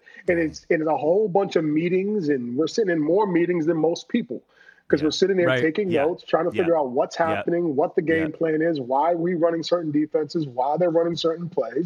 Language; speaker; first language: English; native; English